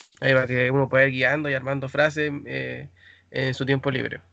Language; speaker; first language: Spanish; native; Spanish